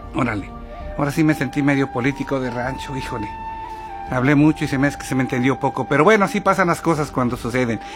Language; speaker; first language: Spanish; native; Spanish